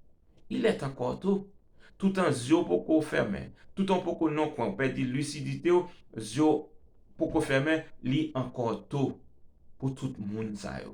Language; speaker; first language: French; non-native, local second language; Haitian Creole